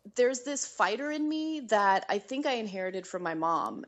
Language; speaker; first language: English; native; English